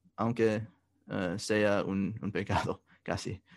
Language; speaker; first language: Spanish; non-native, fluent; English